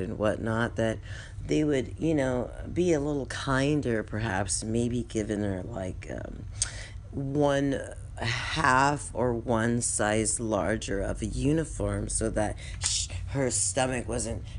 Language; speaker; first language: English; native; English